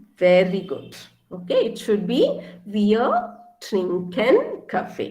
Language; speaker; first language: German; non-native, fluent; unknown